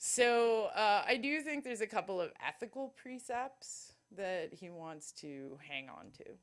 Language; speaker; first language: English; native; English